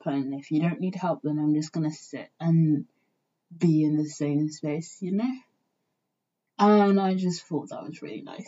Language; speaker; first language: English; native; English